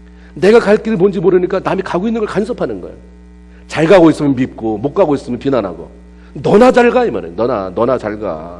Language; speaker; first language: Korean; native; Korean